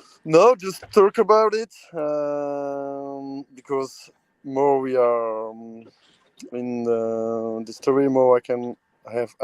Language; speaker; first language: English; non-native, learner; French